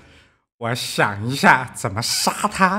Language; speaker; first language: Chinese; native; Chinese